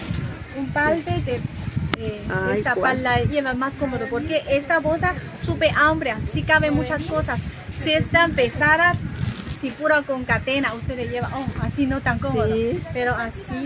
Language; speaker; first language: Spanish; non-native, learner; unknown